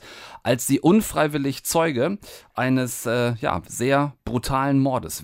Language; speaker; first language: German; native; German